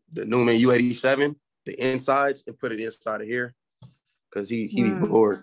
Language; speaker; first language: English; native; English